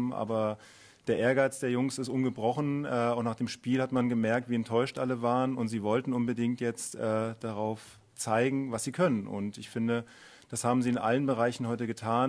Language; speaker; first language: German; native; German